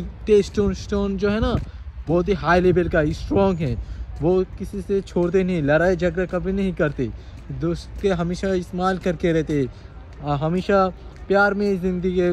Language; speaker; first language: Hindi; non-native, learner; Bangla